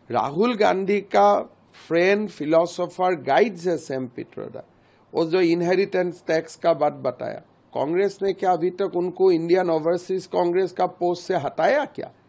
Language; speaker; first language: Hindi; non-native, local second language; Assamese